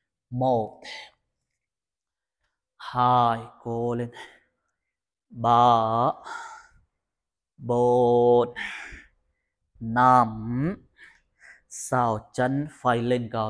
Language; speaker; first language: Vietnamese; non-native, learner; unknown